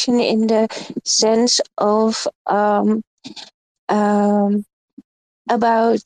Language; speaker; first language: English; non-native, learner; Dutch